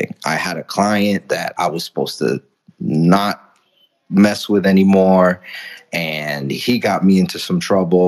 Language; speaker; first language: English; early bilingual, other home language; Spanish